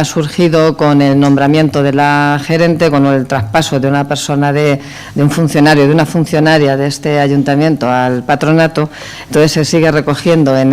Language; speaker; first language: Spanish; native; Spanish